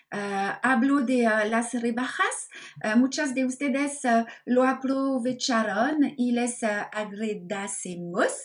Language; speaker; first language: Spanish; non-native, learner; French